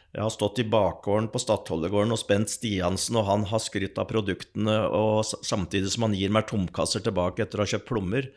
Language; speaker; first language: Norwegian; native; Norwegian